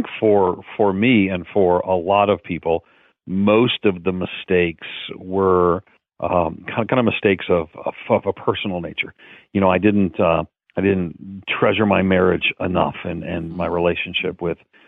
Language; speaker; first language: English; native; English